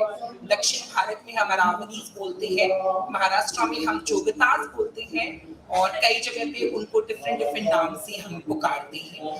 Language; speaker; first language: Hindi; native; Hindi